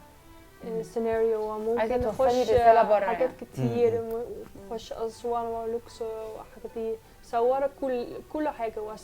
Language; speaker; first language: Arabic; non-native, learner; Dutch